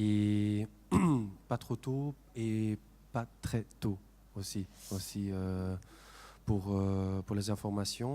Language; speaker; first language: French; non-native, fluent; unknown